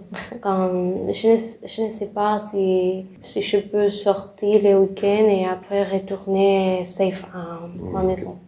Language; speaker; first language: French; non-native, learner; Spanish